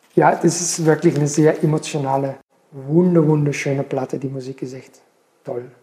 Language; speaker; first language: German; non-native, fluent; Dutch